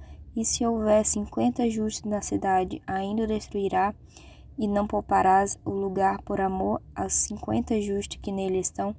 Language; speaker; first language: Portuguese; native; Portuguese